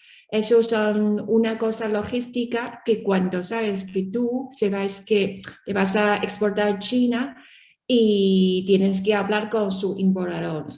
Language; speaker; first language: Spanish; non-native, learner; Chinese